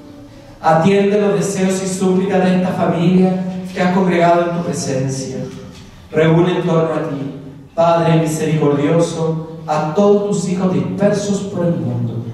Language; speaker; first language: Spanish; native; Spanish